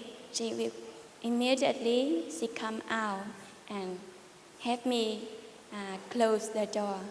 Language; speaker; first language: English; non-native, learner; Vietnamese